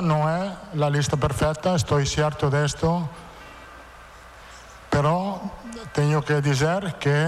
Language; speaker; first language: Portuguese; non-native, fluent; Italian